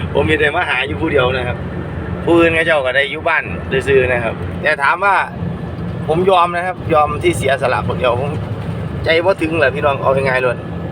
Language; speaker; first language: Thai; non-native, local second language; Northeastern Thai